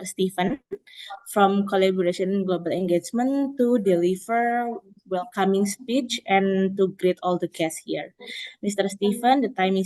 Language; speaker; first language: English; non-native, fluent; Indonesian